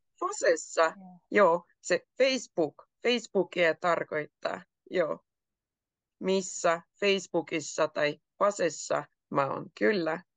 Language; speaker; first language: Finnish; native; Finnish